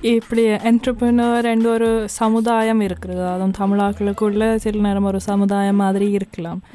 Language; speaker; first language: Tamil; early bilingual, heritage; Tamil